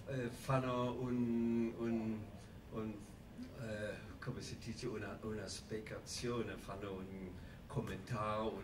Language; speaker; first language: Italian; non-native, learner; German